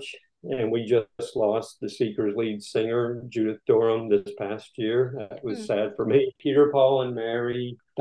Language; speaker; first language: English; native; English